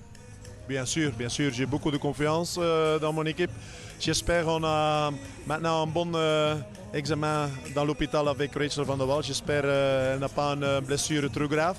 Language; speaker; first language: French; non-native, local second language; Dutch